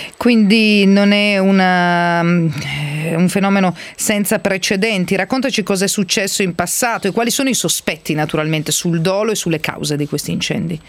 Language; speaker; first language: Italian; native; Italian